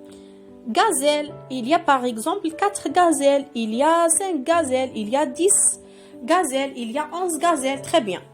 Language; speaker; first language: French; non-native, local second language; Arabic